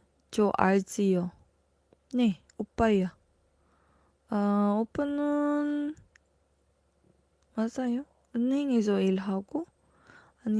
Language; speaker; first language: Korean; non-native, learner; Filipino